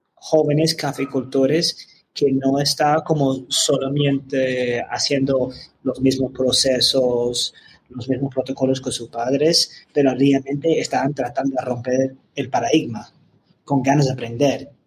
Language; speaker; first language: Spanish; non-native, fluent; English